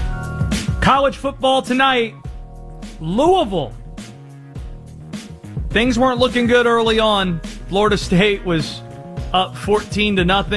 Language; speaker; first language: English; native; English